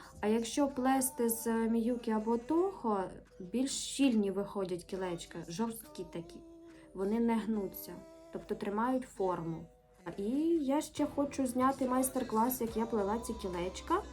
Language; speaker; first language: Ukrainian; native; Ukrainian